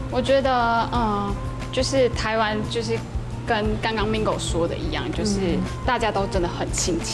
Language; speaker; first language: Chinese; non-native, fluent; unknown